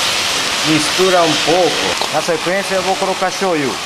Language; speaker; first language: Portuguese; non-native, learner; Japanese